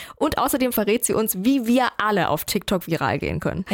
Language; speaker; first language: German; native; German